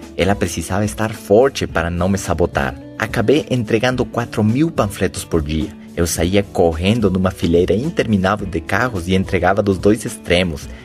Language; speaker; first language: Portuguese; non-native, fluent; Spanish